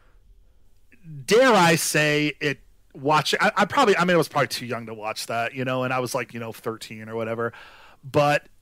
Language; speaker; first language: English; native; English